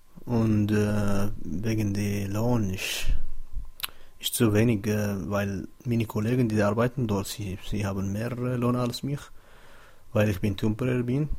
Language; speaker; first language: German; non-native, learner; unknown